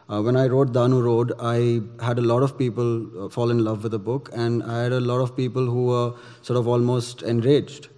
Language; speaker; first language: English; non-native, local second language; Gujarati